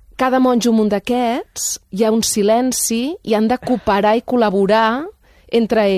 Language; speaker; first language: Catalan; native; Catalan